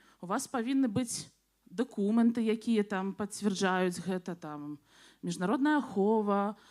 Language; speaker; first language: Belarusian; non-native, local second language; Russian